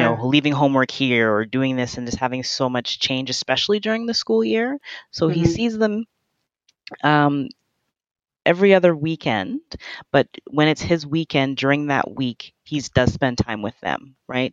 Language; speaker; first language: English; native; English